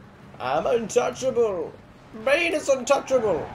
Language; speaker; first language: English; native; English